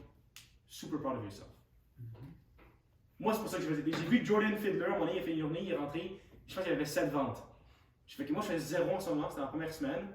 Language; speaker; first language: French; native; French